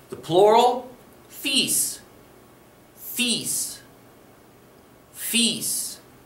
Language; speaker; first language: English; native; English